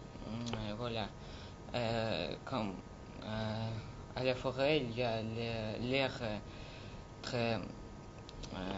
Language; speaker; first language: French; non-native, learner; Russian